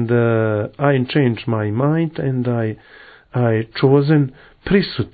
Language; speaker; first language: English; non-native, learner; Bosnian